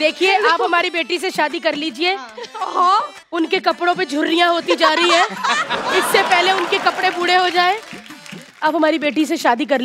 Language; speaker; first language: Hindi; non-native, local second language; Punjabi